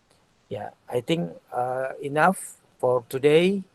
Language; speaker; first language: English; non-native, learner; Indonesian